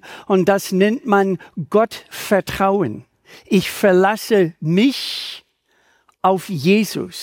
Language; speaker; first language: German; native; German